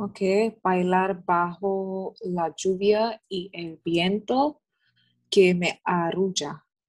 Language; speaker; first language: Spanish; non-native, learner; English